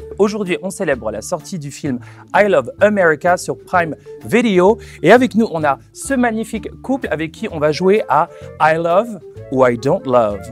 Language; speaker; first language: French; native; French